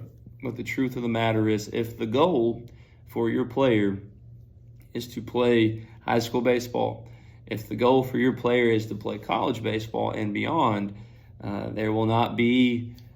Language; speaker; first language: English; native; English